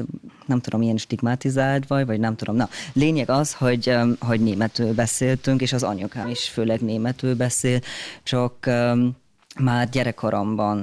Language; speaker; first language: Hungarian; early bilingual, heritage; German